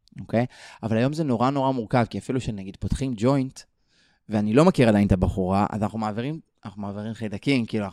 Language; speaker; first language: Hebrew; native; Hebrew